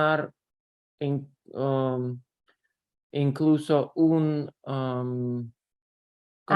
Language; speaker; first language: Spanish; non-native, learner; Russian